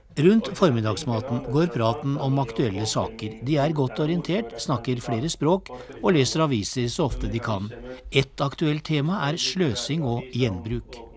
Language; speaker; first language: Norwegian; native; Norwegian